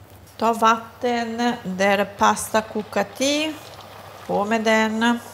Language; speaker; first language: Swedish; non-native, fluent; Italian